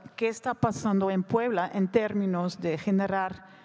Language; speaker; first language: Spanish; non-native, fluent; Dutch